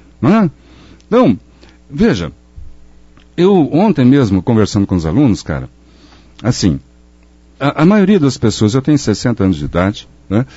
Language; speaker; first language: Portuguese; native; Portuguese